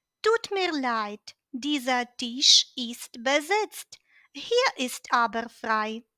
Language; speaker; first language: German; non-native, fluent; Ukrainian